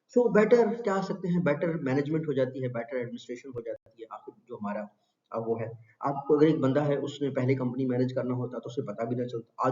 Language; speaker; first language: Urdu; non-native, local second language; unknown